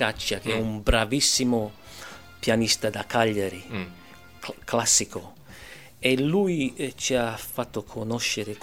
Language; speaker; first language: Italian; early bilingual, heritage; English